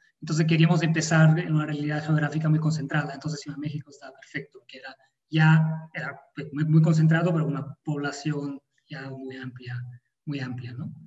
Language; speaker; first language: Spanish; non-native, fluent; Italian